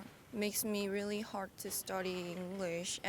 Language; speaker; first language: English; non-native, learner; Korean